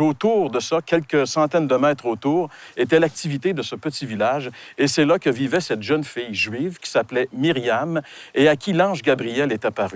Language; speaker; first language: French; native; French